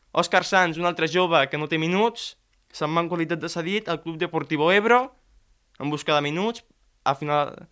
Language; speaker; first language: Catalan; native; Catalan